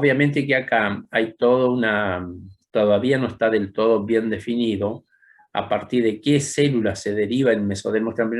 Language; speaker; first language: Spanish; native; Spanish